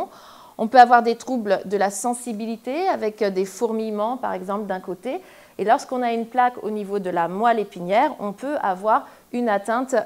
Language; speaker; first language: French; native; French